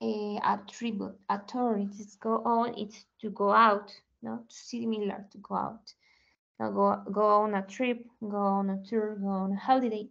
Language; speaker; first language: English; non-native, learner; Spanish